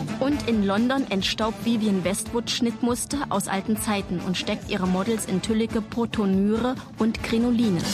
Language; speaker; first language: German; native; German